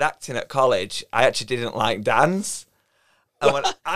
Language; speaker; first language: English; native; English